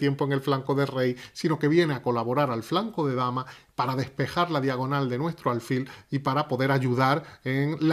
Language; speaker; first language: Spanish; native; Spanish